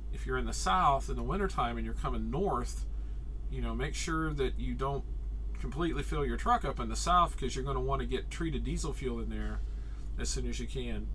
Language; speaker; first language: English; native; English